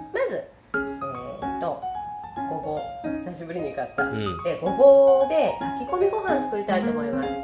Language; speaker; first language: Japanese; native; Japanese